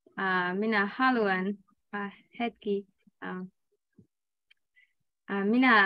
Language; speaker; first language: Finnish; non-native, learner; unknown